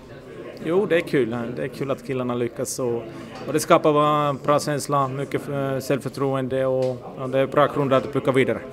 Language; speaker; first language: Swedish; non-native, fluent; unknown